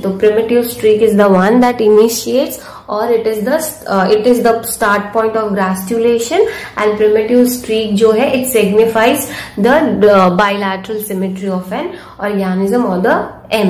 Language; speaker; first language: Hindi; native; Hindi